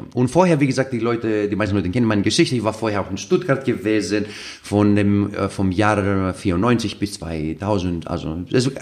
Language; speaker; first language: German; non-native, fluent; Greek